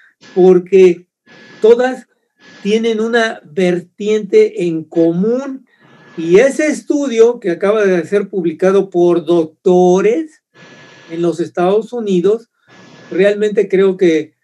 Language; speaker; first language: Spanish; native; Spanish